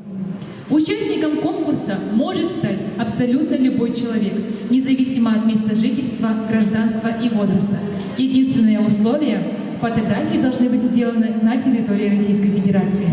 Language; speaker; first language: Russian; native; Russian